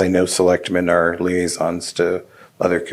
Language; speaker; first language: English; native; English